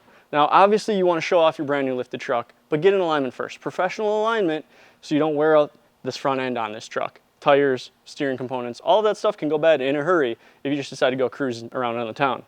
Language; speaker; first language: English; native; English